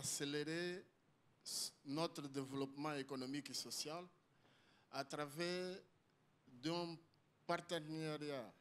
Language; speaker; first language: French; non-native, learner; Portuguese